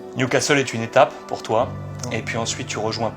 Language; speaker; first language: French; native; French